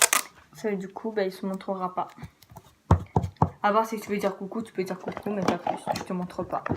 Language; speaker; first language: French; native; French